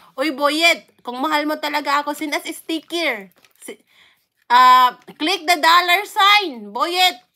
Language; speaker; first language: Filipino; non-native, local second language; Waray